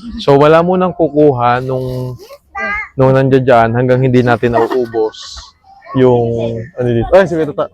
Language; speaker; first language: Filipino; native; Filipino